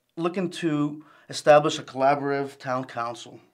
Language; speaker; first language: English; early bilingual, other home language; Spanish